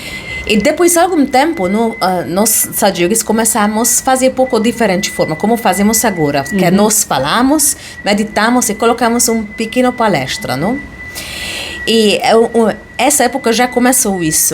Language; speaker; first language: Portuguese; non-native, fluent; Hungarian